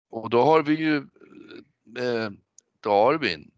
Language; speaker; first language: Swedish; native; Swedish